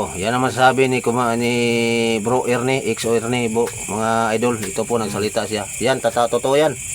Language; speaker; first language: Filipino; non-native, local second language; Cebuano